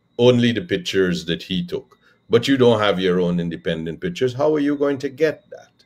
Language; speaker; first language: English; native; English